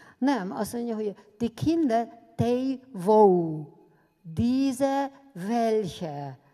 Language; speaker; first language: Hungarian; native; Hungarian